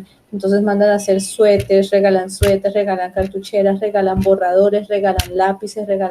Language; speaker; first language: Spanish; native; Spanish